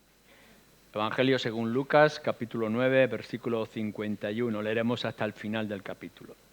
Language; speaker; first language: Spanish; native; Spanish